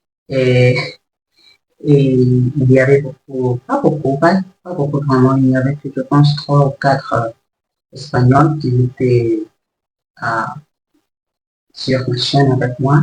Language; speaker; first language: French; non-native, learner; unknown